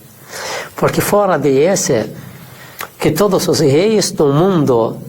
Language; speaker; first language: Portuguese; non-native, fluent; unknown